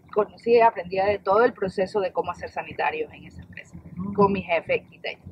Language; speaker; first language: Spanish; native; Spanish